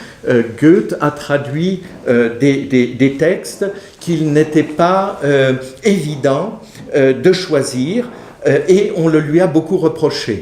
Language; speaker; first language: French; native; French